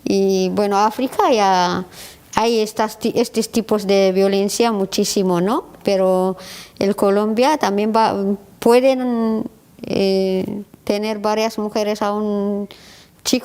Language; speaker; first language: Spanish; non-native, learner; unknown